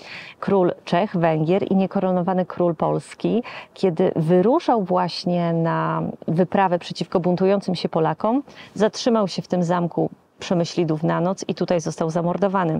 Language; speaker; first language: Polish; native; Polish